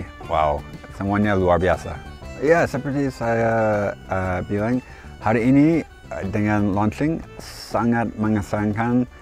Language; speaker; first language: Indonesian; non-native, fluent; English